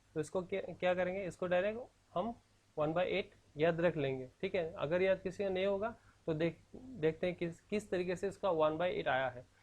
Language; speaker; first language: Hindi; non-native, local second language; Assamese